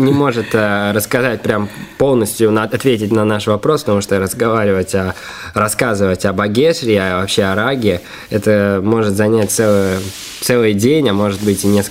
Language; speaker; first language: Russian; native; Russian